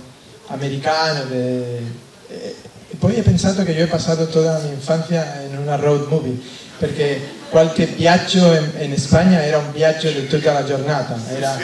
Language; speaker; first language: Italian; non-native, learner; Spanish